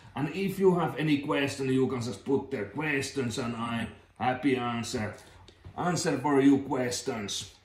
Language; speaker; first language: English; non-native, learner; Finnish